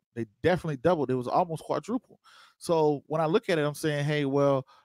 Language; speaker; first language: English; native; English